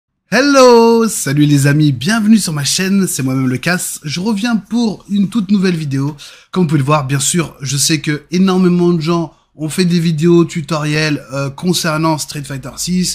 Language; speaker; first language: French; native; French